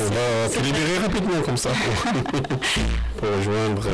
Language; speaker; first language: French; non-native, fluent; Arabic